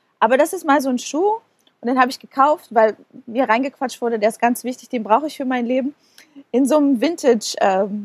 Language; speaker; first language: German; non-native, fluent; Portuguese